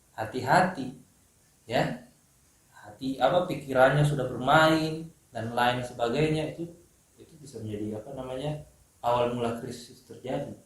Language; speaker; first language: Indonesian; native; Indonesian